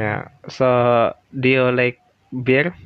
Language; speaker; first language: English; non-native, learner; Indonesian